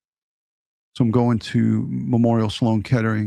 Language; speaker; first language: English; native; English